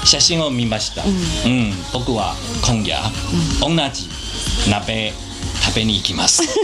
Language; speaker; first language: Japanese; non-native, learner; Chinese